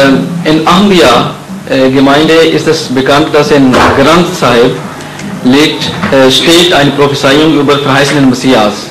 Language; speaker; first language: German; non-native, fluent; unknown